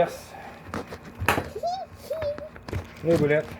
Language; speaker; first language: French; native; French